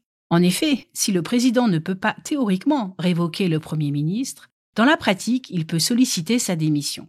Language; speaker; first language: French; native; French